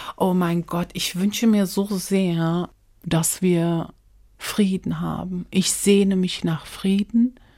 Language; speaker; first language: German; early bilingual, other home language; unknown